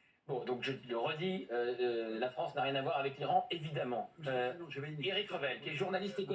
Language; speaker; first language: French; native; French